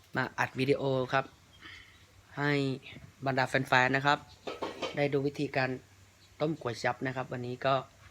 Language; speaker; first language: Thai; native; Thai